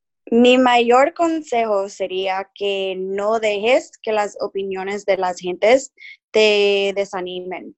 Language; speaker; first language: Spanish; early bilingual, heritage; Spanish